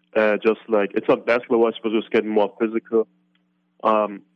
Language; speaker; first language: English; non-native, fluent; German